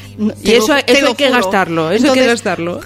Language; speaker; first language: Spanish; native; Spanish